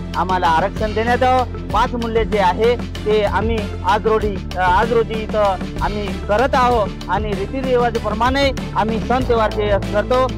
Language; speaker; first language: Marathi; non-native, local second language; Lambadi